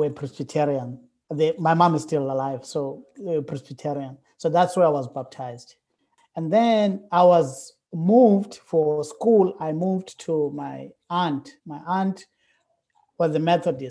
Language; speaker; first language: English; non-native, local second language; Xhosa